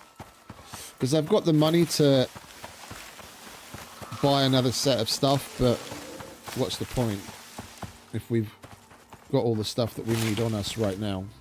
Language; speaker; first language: English; native; English